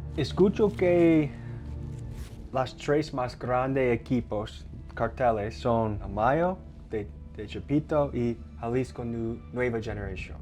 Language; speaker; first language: Spanish; non-native, learner; English